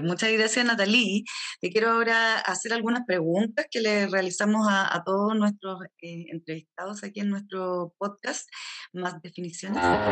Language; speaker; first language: Spanish; native; Spanish